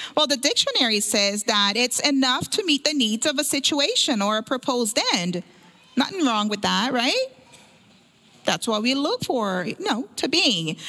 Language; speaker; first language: English; early bilingual, other home language; Portuguese